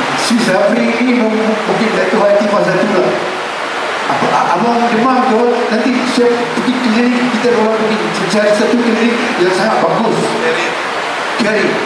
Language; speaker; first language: Malay; native; Malay